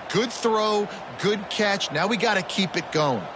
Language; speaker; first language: English; native; English